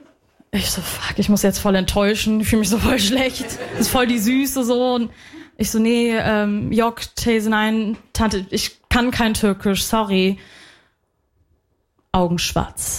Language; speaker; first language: German; early bilingual, other home language; Arabic